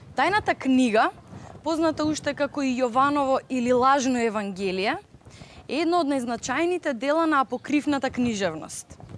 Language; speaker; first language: Macedonian; native; Macedonian